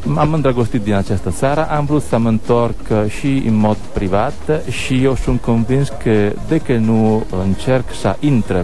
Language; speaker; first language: Romanian; non-native, fluent; Italian